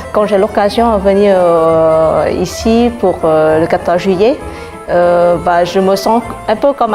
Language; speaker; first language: French; non-native, fluent; Vietnamese